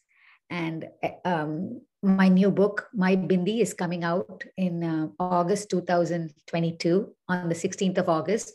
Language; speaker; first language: English; non-native, local second language; Tamil